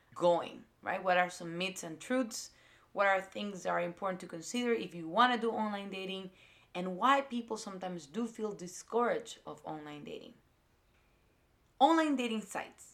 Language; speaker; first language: English; non-native, fluent; Spanish